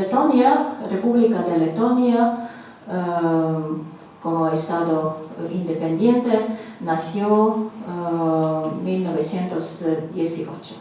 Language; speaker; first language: Spanish; non-native, fluent; Latvian